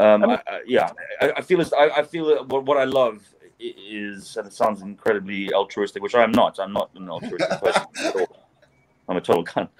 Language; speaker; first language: English; native; English